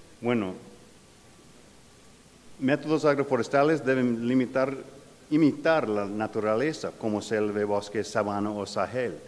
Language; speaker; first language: Spanish; non-native, learner; English